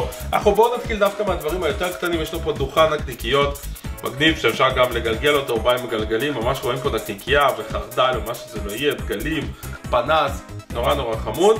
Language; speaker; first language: Hebrew; native; Hebrew